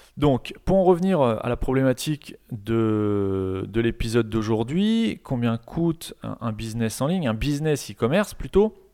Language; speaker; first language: French; native; French